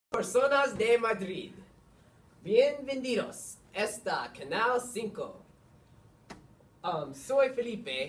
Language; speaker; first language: Spanish; non-native, learner; English